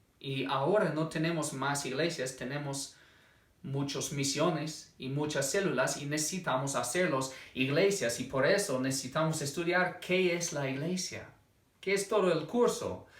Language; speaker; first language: Spanish; non-native, fluent; English